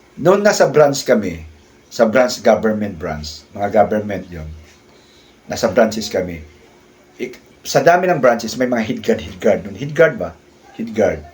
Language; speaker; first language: Filipino; non-native, local second language; Cebuano